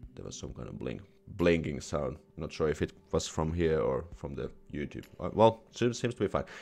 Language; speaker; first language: English; non-native, fluent; Finnish